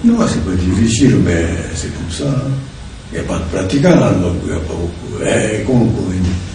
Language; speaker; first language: French; non-native, learner; Japanese